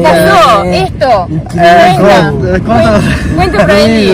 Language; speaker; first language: Portuguese; non-native, learner; Spanish